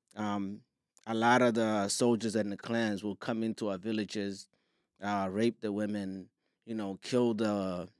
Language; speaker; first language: English; non-native, fluent; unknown